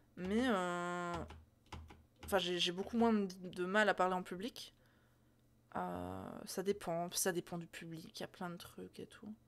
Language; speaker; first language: French; native; French